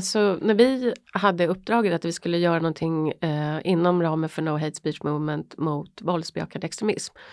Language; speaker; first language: Swedish; native; Swedish